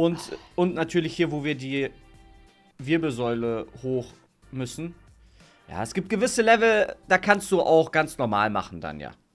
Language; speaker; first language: German; native; German